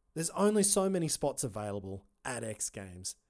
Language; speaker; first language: English; native; English